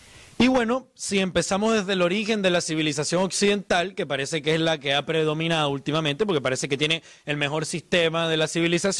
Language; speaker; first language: Spanish; native; Spanish